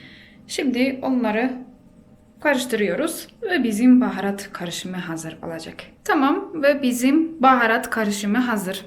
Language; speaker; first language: Turkish; non-native, fluent; Polish